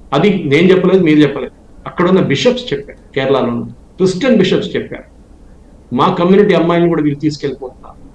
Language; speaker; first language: Telugu; non-native, local second language; Malayalam